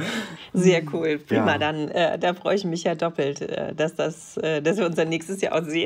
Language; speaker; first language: German; native; German